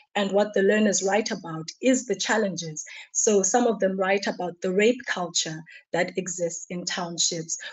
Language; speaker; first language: English; non-native, local second language; Xhosa